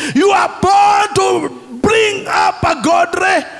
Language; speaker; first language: English; non-native, local second language; Swahili